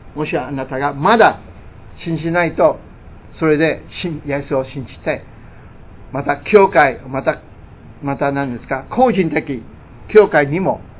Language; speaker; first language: Japanese; non-native, fluent; English